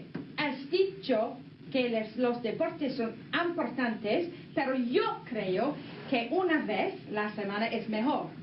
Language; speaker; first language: Spanish; non-native, learner; English